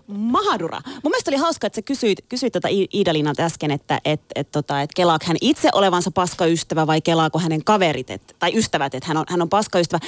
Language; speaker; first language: Finnish; early bilingual, other home language; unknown